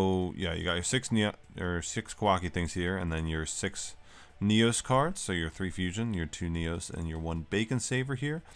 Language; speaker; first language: English; native; English